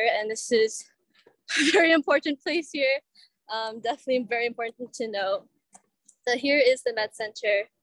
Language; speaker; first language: English; native; English